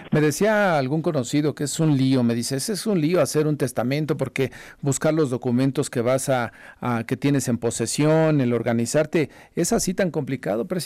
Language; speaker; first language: Spanish; native; Spanish